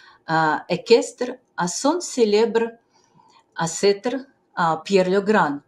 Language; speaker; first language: French; non-native, fluent; Russian